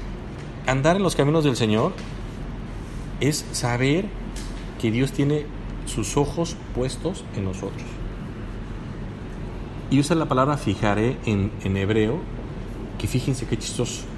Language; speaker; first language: Spanish; native; Spanish